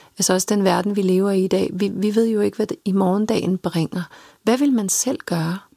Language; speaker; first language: Danish; early bilingual, other home language; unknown